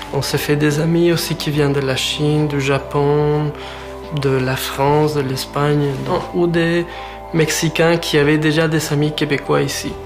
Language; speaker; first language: French; non-native, fluent; Spanish